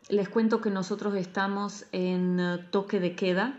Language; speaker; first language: Spanish; non-native, fluent; Ukrainian